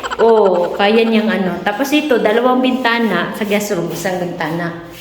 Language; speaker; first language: Filipino; non-native, local second language; Cebuano